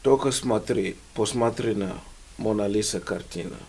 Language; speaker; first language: Russian; non-native, learner; English